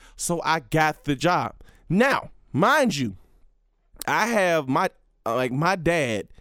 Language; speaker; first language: English; native; English